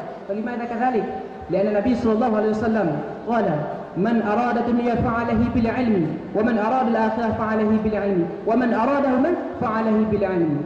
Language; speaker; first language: Arabic; non-native, learner; Achinese